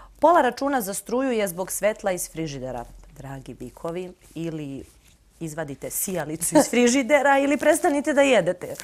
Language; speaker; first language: Bosnian; native; Bosnian